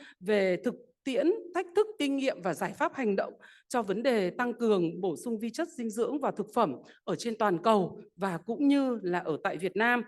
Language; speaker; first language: Vietnamese; native; Vietnamese